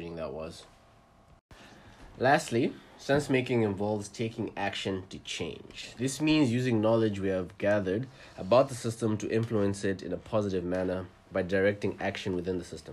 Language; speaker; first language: English; non-native, local second language; Nyanja